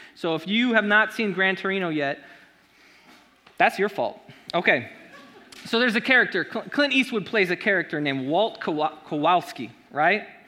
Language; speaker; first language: English; native; English